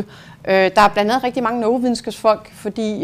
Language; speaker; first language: Danish; native; Danish